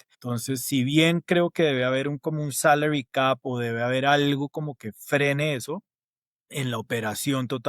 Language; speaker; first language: Spanish; native; Spanish